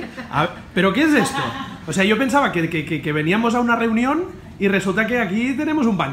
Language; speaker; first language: Spanish; native; Spanish